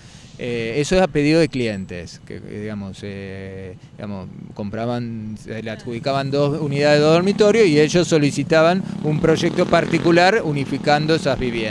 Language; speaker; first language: Spanish; native; Spanish